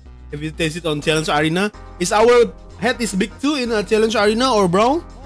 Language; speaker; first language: English; non-native, fluent; Indonesian